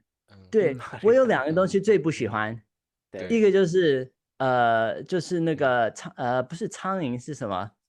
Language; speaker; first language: Chinese; early bilingual, heritage; Chinese